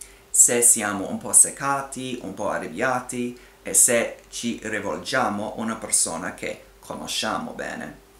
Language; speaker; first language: Italian; non-native, fluent; English